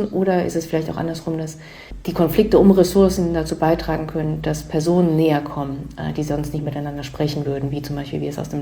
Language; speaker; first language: German; native; German